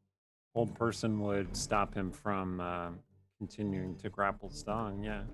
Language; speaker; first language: English; native; English